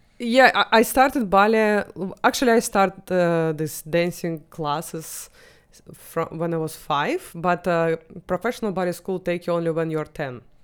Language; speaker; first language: English; non-native, fluent; Russian